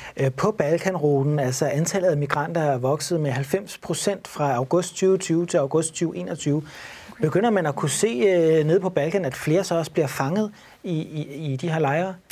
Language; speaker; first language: Danish; native; Danish